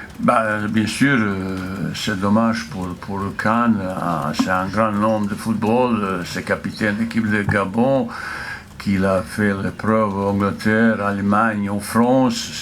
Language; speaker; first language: French; non-native, fluent; Bosnian